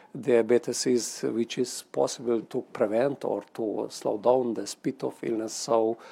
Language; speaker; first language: English; non-native, fluent; Slovenian